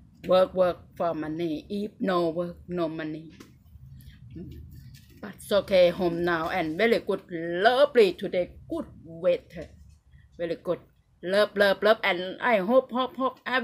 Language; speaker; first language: English; non-native, learner; Thai